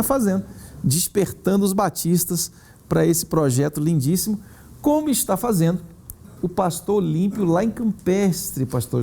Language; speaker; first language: Portuguese; native; Portuguese